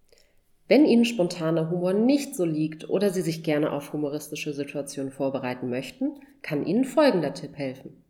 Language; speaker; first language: German; native; German